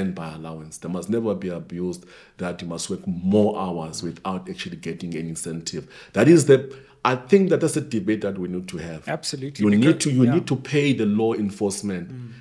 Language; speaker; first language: English; non-native, local second language; Xhosa